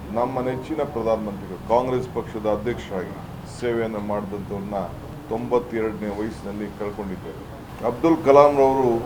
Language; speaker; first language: Kannada; native; Kannada